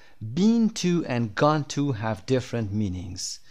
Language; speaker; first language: English; non-native, fluent; Persian